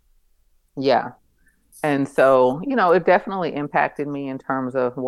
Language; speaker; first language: English; native; English